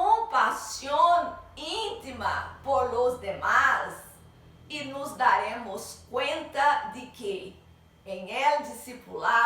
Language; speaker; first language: Spanish; non-native, learner; Portuguese